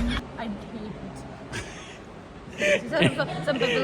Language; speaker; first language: English; non-native, learner; Hindi